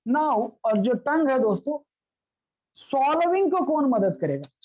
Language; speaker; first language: Hindi; non-native, local second language; Marathi